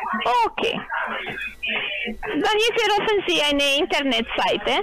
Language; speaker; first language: German; non-native, learner; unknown